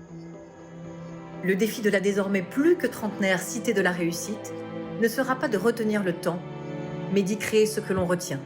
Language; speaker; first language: French; native; French